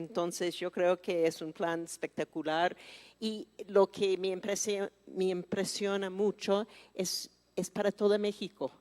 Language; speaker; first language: Spanish; non-native, fluent; English